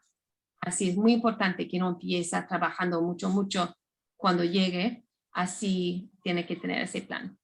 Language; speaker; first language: Spanish; non-native, fluent; English